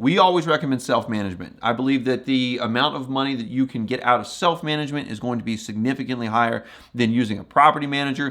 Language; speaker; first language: English; native; English